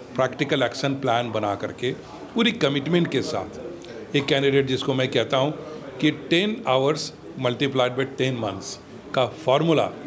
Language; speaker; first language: Hindi; native; Hindi